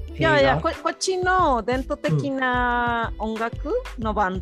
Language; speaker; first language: Japanese; non-native, fluent; Spanish